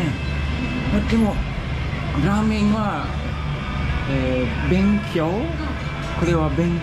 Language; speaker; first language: Japanese; non-native, learner; Thai